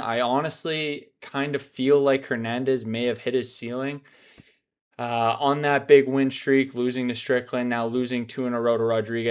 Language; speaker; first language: English; native; English